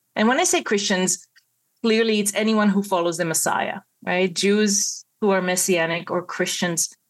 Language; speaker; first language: English; non-native, fluent; Hebrew